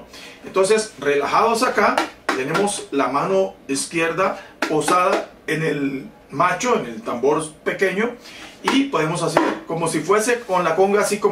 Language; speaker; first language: Spanish; native; Spanish